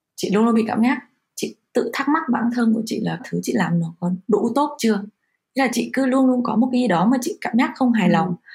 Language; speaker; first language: Vietnamese; early bilingual, heritage; Vietnamese